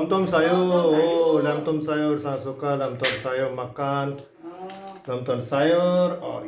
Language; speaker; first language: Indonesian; non-native, learner; Urdu